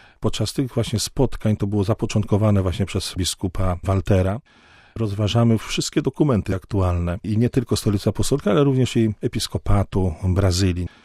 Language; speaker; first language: Polish; native; Polish